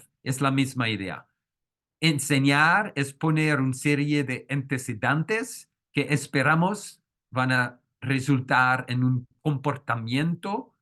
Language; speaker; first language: Spanish; non-native, fluent; French